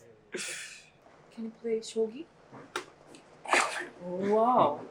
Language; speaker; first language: English; non-native, learner; Japanese